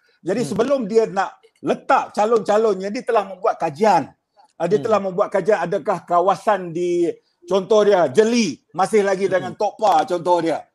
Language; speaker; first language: Malay; native; Malay